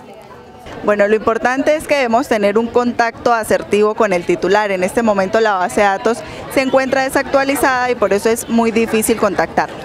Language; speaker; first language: Spanish; native; Spanish